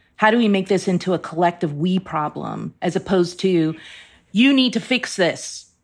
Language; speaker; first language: English; early bilingual, other home language; Persian